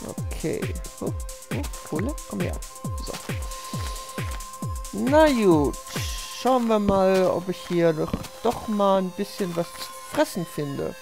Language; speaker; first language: German; native; German